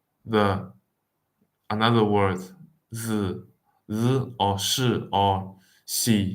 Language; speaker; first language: English; non-native, fluent; Wu Chinese